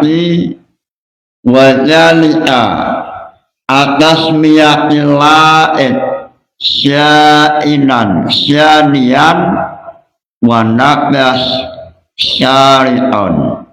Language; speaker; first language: Arabic; non-native, fluent; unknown